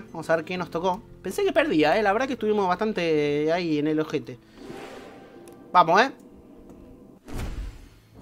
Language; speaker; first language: Spanish; native; Spanish